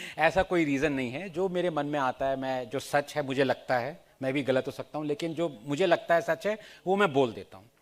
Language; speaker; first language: Hindi; non-native, local second language; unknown